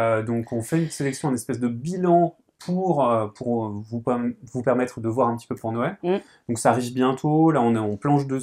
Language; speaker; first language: French; native; French